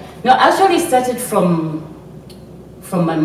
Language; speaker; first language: English; non-native, local second language; Swahili